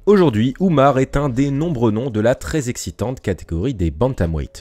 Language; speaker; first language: French; native; French